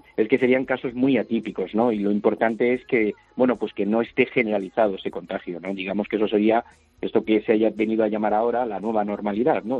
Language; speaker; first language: Spanish; native; Spanish